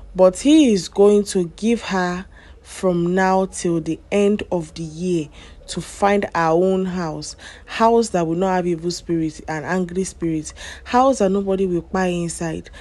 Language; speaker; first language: Nigerian Pidgin; native; Nigerian Pidgin